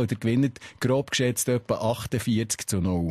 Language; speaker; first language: German; native; German